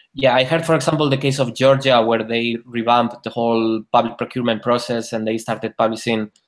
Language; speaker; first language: English; non-native, fluent; Spanish